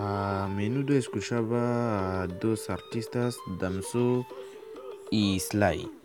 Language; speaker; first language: Spanish; non-native, learner; French